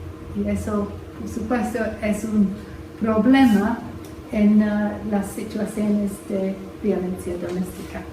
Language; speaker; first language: Spanish; non-native, fluent; English